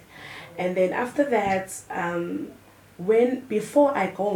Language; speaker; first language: English; non-native, local second language; Zulu